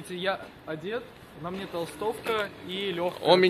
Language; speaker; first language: Russian; early bilingual, heritage; Russian